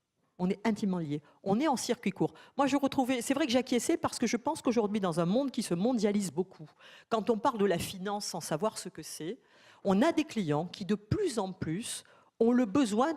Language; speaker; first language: French; native; French